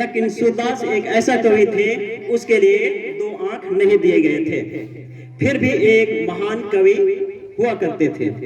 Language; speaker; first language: Hindi; non-native, local second language; Sadri